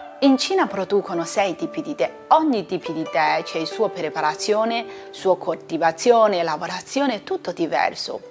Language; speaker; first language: Italian; non-native, learner; Chinese